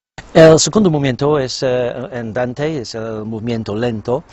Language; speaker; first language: Spanish; non-native, fluent; English